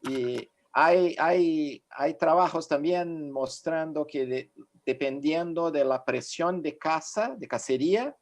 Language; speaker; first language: Spanish; non-native, fluent; Portuguese